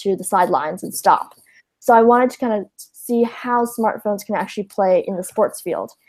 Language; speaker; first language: English; early bilingual, other home language; Cantonese